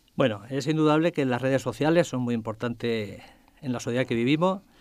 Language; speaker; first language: Spanish; native; Spanish